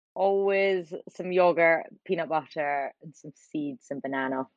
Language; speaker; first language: English; native; English